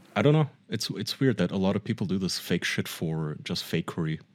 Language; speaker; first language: English; non-native, fluent; German